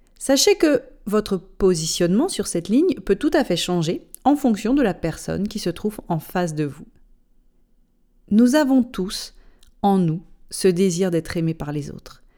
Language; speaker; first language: French; native; French